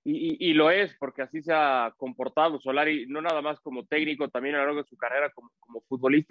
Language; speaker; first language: Spanish; native; Spanish